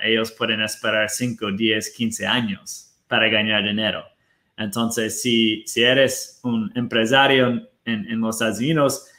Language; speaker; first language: Spanish; non-native, fluent; Portuguese